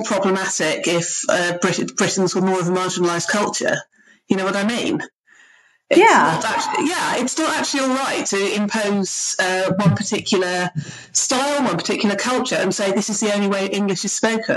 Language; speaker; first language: English; native; English